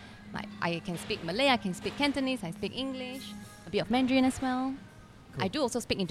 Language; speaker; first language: English; non-native, local second language; Cantonese